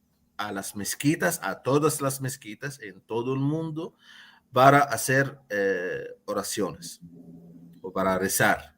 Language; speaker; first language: Spanish; non-native, fluent; Arabic